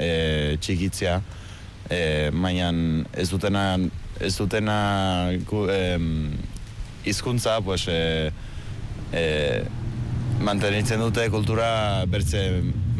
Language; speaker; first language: Basque; early bilingual, heritage; Basque